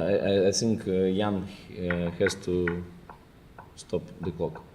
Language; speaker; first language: English; non-native, fluent; Ukrainian